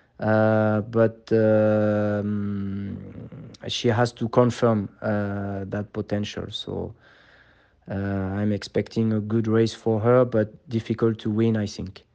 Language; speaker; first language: English; non-native, fluent; French